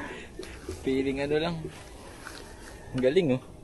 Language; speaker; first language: Filipino; native; Filipino